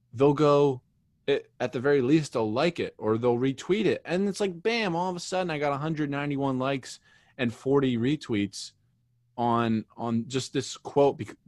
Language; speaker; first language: English; native; English